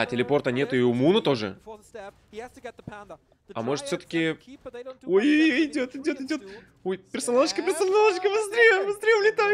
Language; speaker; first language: Russian; native; Russian